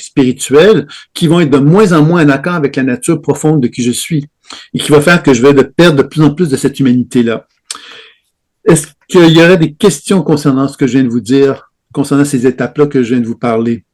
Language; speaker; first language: French; native; French